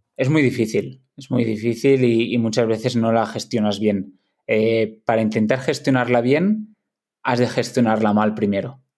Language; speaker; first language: Spanish; non-native, local second language; Catalan